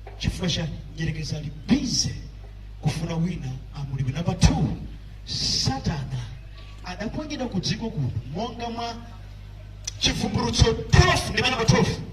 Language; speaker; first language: Nyanja; native; Nyanja